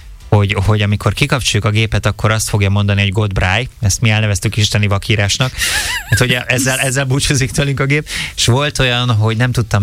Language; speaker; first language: Hungarian; native; Hungarian